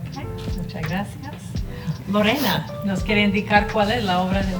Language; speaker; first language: Spanish; non-native, fluent; English